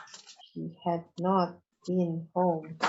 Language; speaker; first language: English; non-native, local second language; Indonesian